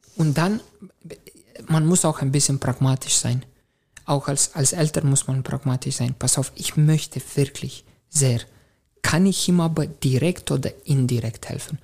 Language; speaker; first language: German; non-native, fluent; Romanian